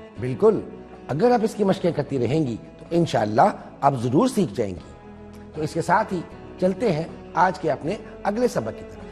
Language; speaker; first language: Urdu; native; Urdu